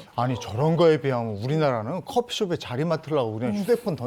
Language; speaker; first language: Korean; native; Korean